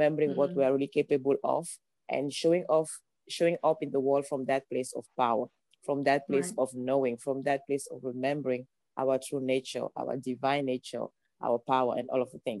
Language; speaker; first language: English; non-native, local second language; French